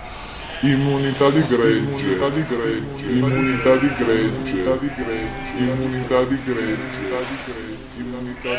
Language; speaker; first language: Italian; non-native, learner; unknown